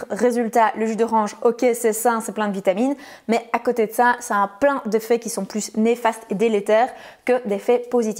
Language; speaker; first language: French; native; French